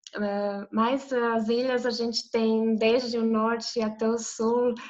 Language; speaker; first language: Portuguese; non-native, fluent; Croatian